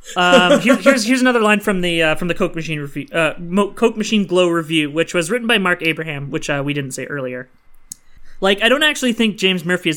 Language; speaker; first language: English; native; English